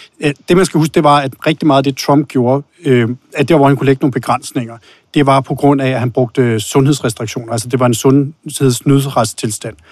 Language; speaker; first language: Danish; native; Danish